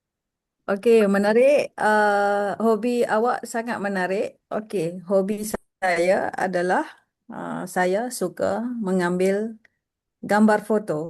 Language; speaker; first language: Indonesian; non-native, learner; Malay